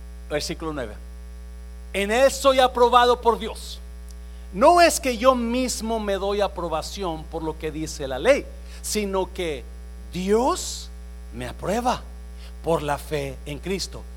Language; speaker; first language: Spanish; native; Spanish